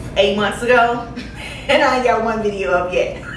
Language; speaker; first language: English; native; English